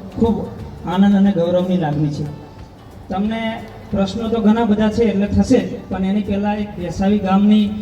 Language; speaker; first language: Gujarati; native; Gujarati